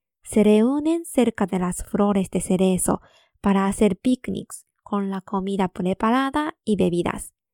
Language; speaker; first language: Spanish; non-native, fluent; Japanese